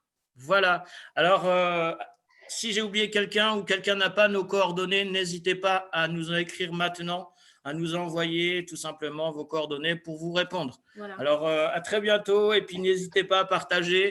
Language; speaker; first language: French; native; French